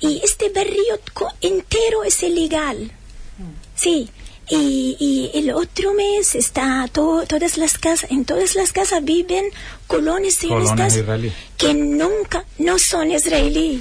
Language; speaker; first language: Spanish; non-native, fluent; Arabic